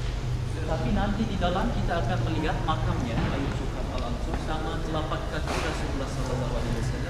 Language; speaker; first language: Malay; non-native, fluent; Turkish